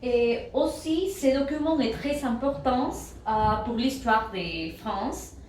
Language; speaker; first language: French; non-native, learner; Spanish